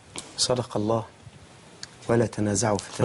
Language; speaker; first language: Arabic; native; Arabic